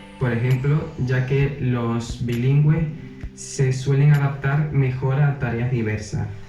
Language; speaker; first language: Spanish; native; Spanish